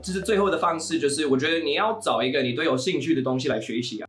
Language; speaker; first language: Chinese; non-native, fluent; English